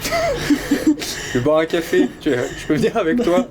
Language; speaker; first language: French; native; French